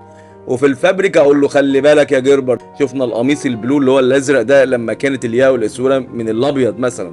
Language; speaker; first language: Arabic; native; Arabic